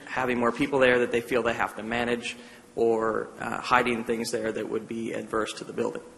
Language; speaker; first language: English; native; English